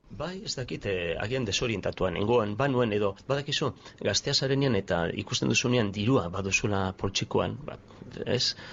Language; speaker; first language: Basque; non-native, local second language; Spanish